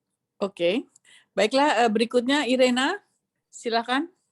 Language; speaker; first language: Indonesian; native; Indonesian